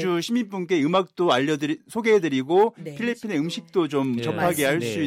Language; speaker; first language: Korean; native; Korean